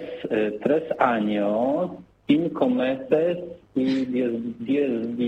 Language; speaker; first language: Spanish; non-native, learner; Polish